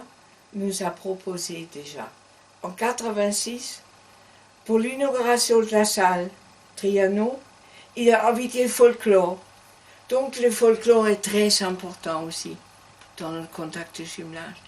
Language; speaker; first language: French; non-native, learner; German